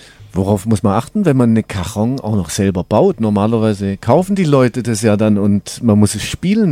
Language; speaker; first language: German; native; German